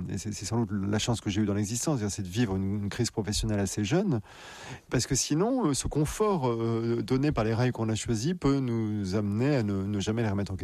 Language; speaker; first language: French; native; French